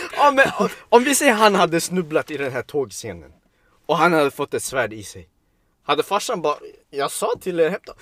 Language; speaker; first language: Swedish; early bilingual, other home language; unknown